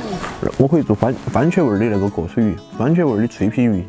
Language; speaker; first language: Chinese; native; Chinese